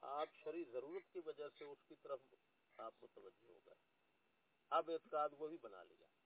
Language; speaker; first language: Urdu; non-native, local second language; Punjabi